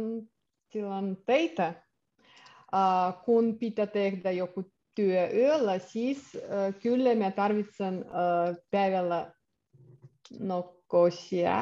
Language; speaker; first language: Finnish; non-native, learner; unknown